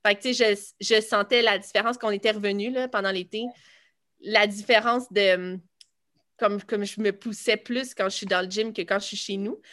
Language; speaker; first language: French; native; French